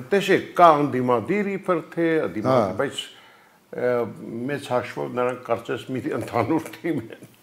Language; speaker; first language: Armenian; native; Armenian